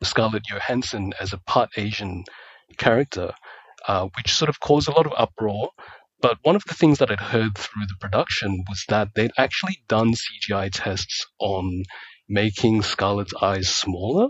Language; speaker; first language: English; native; English